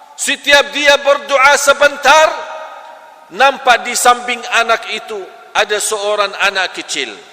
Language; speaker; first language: Malay; non-native, fluent; Arabic